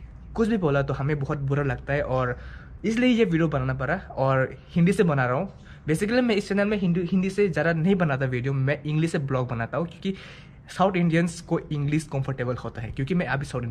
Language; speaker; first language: Hindi; non-native, local second language; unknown